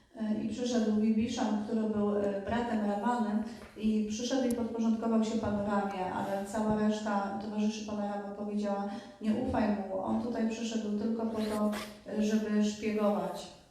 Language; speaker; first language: Polish; native; Polish